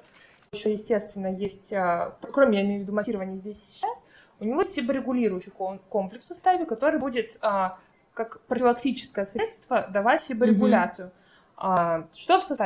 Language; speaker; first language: Russian; native; Russian